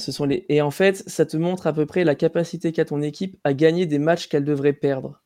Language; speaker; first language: French; native; French